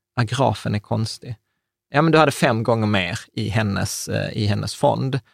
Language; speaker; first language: Swedish; native; Swedish